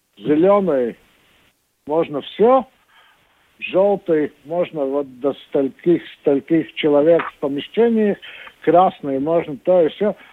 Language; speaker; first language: Russian; non-native, local second language; Latvian